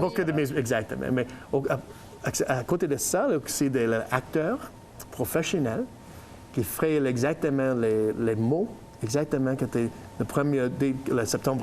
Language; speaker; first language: French; non-native, learner; English